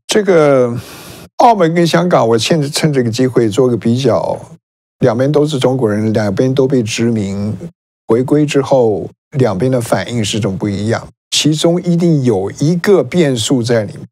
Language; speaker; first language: Chinese; native; Chinese